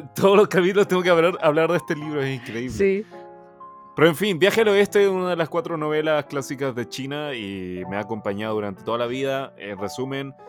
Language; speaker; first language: Spanish; early bilingual, other home language; Chinese